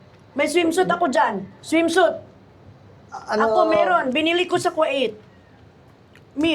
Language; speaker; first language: Filipino; non-native, local second language; Cebuano